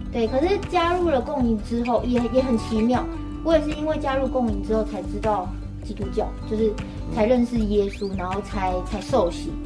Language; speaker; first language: Chinese; native; Chinese